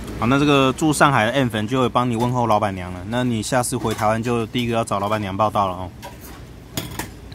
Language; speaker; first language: Chinese; native; Chinese